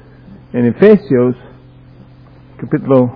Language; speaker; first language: Spanish; non-native, fluent; English